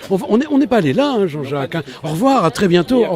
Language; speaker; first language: French; native; French